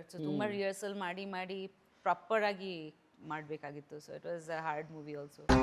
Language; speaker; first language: Kannada; non-native, fluent; Bangla